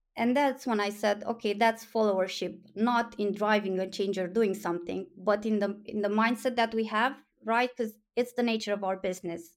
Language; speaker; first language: English; non-native, fluent; Romanian